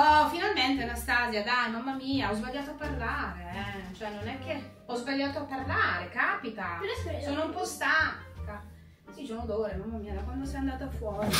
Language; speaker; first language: Italian; native; Italian